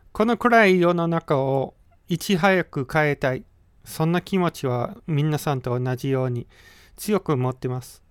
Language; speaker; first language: Japanese; non-native, fluent; English